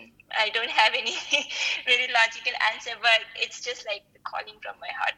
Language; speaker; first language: English; non-native, local second language; Hindi